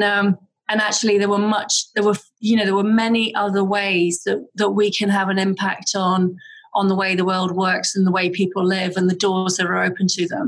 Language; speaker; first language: English; native; English